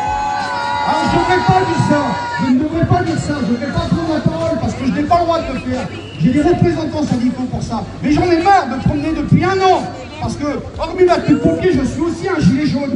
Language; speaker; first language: French; native; French